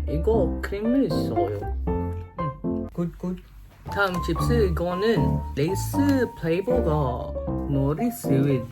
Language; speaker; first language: Korean; non-native, learner; Filipino